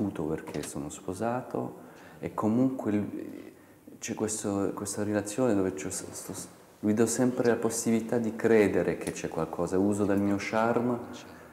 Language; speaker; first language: Italian; non-native, fluent; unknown